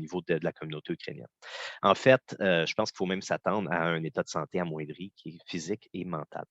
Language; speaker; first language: French; native; French